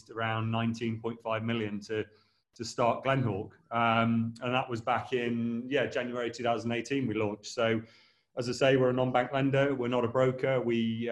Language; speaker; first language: English; native; English